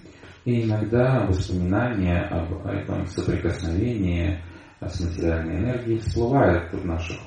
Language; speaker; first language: Russian; native; Russian